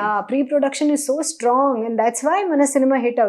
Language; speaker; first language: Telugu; non-native, local second language; Hindi